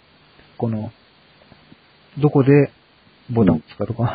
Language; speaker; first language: Japanese; native; Japanese